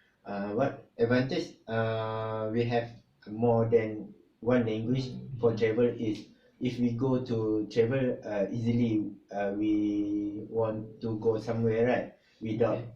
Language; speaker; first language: English; non-native, local second language; Malay